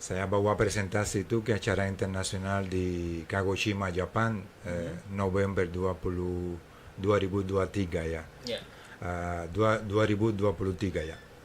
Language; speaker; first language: Indonesian; non-native, fluent; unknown